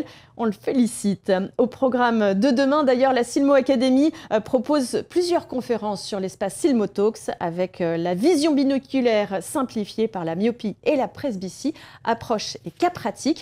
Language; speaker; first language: French; native; French